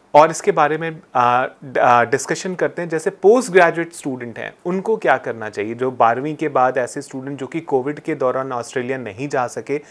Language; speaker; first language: Hindi; native; Hindi